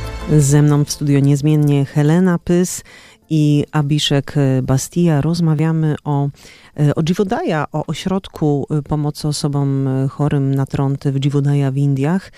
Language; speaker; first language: Polish; native; Polish